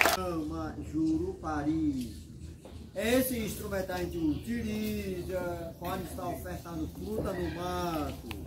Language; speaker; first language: Portuguese; non-native, local second language; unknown